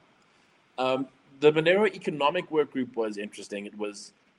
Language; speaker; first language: English; native; English